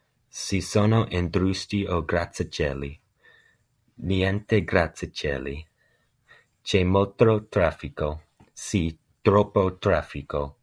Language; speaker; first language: Italian; non-native, learner; English